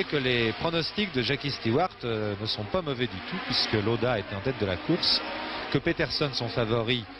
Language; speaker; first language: French; native; French